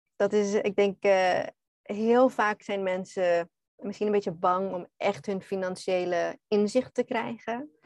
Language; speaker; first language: Dutch; non-native, fluent; English